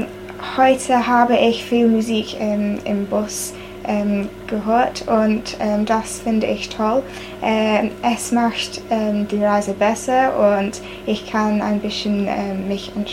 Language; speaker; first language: German; non-native, learner; English